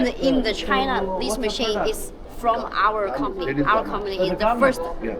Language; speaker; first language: English; non-native, learner; Chinese